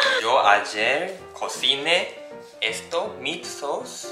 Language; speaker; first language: Spanish; non-native, learner; Japanese